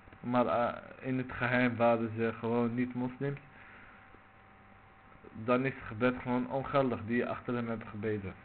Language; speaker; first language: Dutch; non-native, local second language; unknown